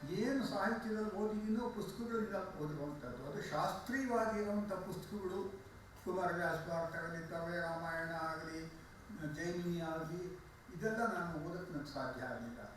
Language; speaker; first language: Kannada; non-native, local second language; Telugu